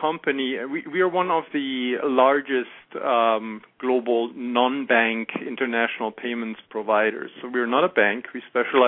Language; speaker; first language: English; non-native, fluent; German